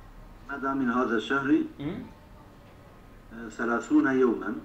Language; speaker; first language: Arabic; non-native, learner; Turkish